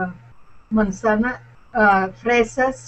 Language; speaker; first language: Spanish; non-native, learner; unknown